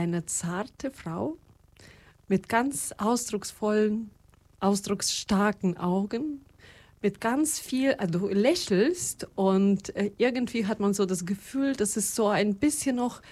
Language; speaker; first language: German; non-native, fluent; Russian